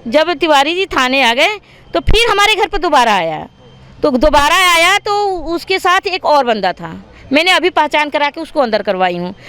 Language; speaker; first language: Hindi; native; Hindi